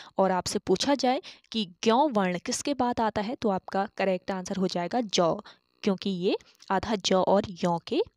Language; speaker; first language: Hindi; native; Hindi